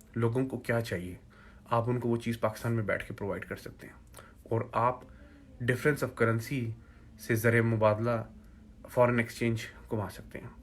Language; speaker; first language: Urdu; native; Urdu